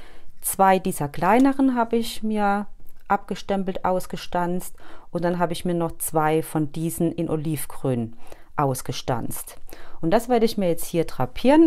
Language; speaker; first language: German; native; German